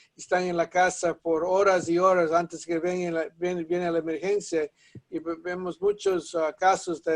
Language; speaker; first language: Spanish; early bilingual, heritage; Spanish